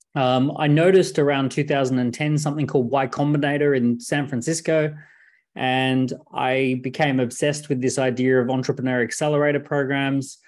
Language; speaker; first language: English; native; English